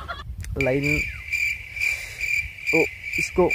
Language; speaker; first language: Hindi; non-native, local second language; Assamese